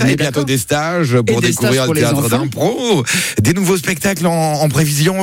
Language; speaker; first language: French; native; French